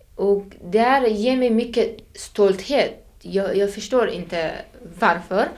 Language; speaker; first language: Swedish; non-native, fluent; Persian